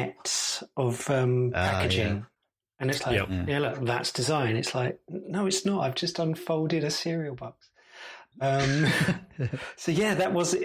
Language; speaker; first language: English; native; English